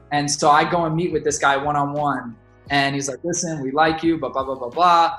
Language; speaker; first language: English; native; English